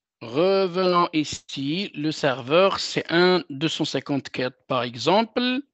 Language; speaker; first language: French; non-native, local second language; Arabic